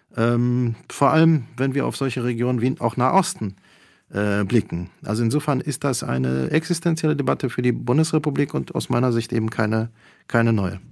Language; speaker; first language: German; early bilingual, other home language; Polish